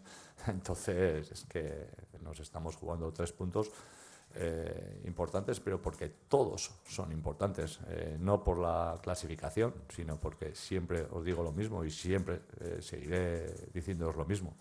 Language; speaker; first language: Spanish; native; Spanish